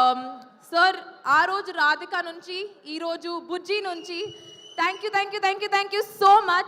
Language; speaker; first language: Telugu; non-native, fluent; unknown